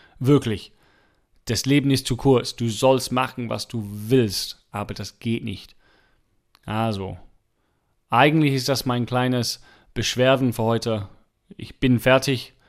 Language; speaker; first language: German; non-native, fluent; English